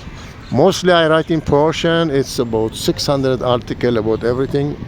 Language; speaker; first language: English; non-native, learner; Persian